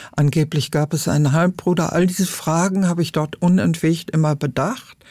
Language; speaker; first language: German; native; German